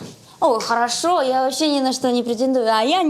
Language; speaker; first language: Russian; native; Russian